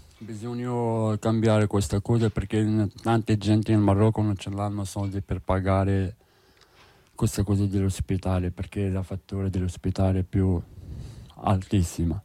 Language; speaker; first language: Italian; non-native, learner; Arabic